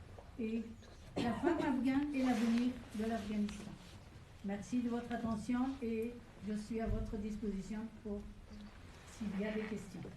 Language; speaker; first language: French; non-native, fluent; Persian